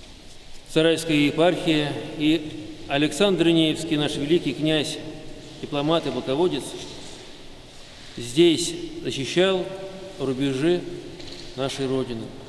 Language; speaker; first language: Russian; native; Russian